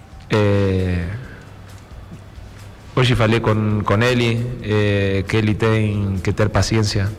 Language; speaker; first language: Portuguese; non-native, learner; Spanish